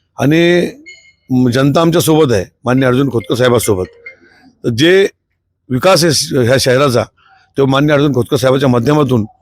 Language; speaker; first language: Marathi; native; Marathi